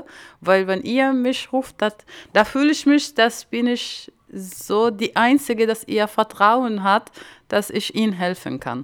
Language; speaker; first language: German; non-native, learner; Arabic